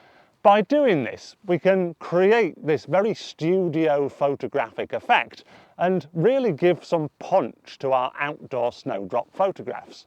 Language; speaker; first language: English; native; English